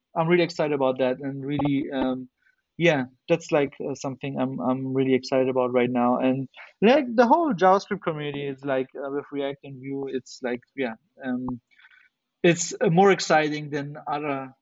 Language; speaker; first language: English; non-native, fluent; German